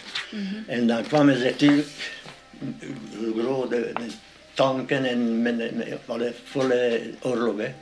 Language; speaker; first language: Dutch; non-native, learner; Hungarian